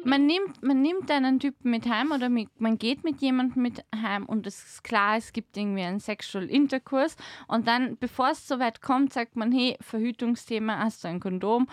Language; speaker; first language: German; native; German